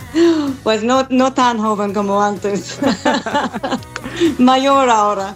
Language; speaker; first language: Spanish; non-native, fluent; English